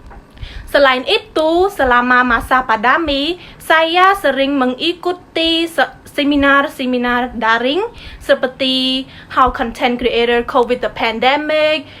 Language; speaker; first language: Indonesian; non-native, learner; Khmer